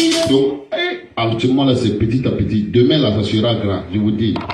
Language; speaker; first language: French; non-native, local second language; Mossi